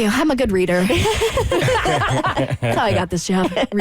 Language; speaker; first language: English; native; English